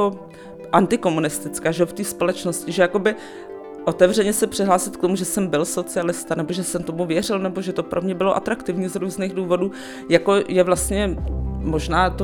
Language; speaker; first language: Czech; native; Czech